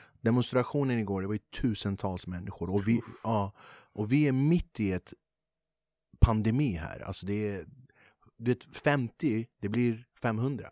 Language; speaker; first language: Swedish; early bilingual, other home language; Kurdish